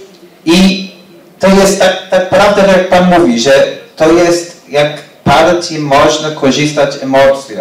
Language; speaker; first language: Polish; non-native, learner; English